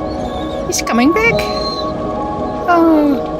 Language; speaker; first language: English; non-native, fluent; Dutch